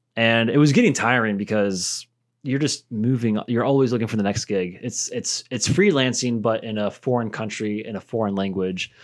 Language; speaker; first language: English; native; English